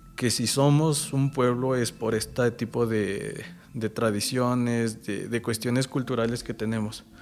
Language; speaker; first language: Spanish; native; Spanish